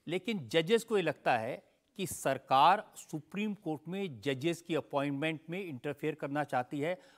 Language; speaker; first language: Hindi; native; Hindi